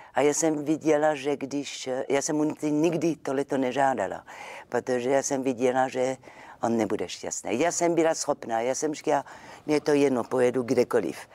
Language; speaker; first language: Czech; non-native, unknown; French